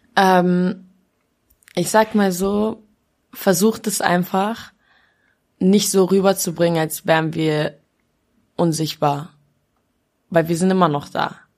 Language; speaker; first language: German; early bilingual, other home language; Albanian